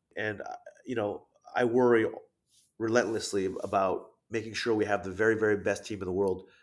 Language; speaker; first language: English; early bilingual, other home language; Thai